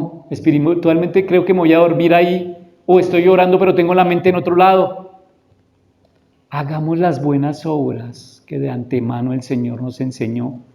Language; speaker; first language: Spanish; native; Spanish